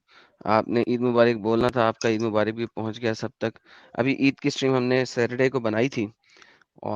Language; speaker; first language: Hindi; native; Hindi